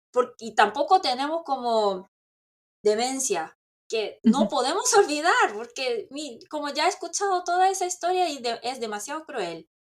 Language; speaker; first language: Spanish; non-native, local second language; Korean